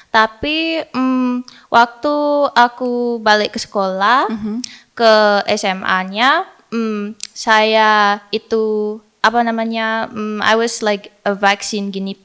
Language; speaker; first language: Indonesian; early bilingual, heritage; English